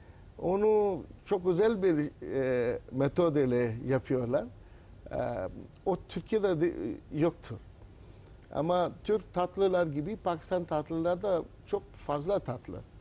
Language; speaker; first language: Turkish; non-native, learner; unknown